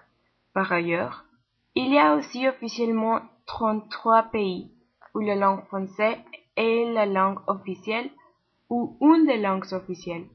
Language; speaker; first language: French; non-native, learner; Spanish